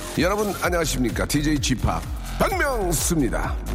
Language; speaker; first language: Korean; native; Korean